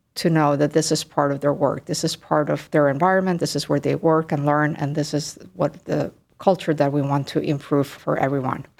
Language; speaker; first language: English; early bilingual, other home language; Spanish